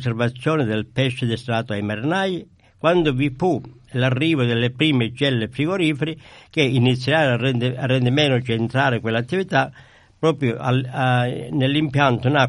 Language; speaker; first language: Italian; native; Italian